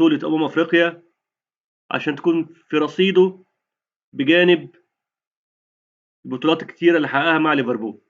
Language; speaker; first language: Arabic; native; Arabic